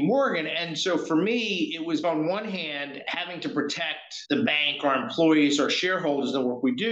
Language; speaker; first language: English; native; English